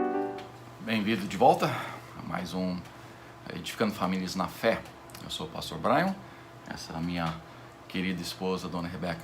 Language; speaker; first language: Portuguese; non-native, fluent; English